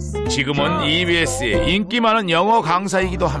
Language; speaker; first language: Korean; native; Korean